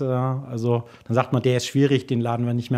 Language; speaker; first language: German; native; German